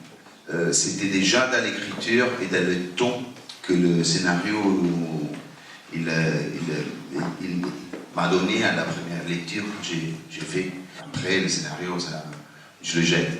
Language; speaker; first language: French; non-native, fluent; Italian